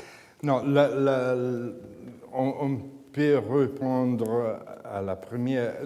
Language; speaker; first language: French; non-native, fluent; Italian